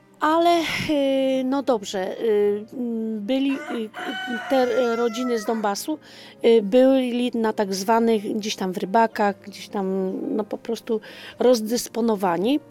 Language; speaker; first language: Polish; native; Polish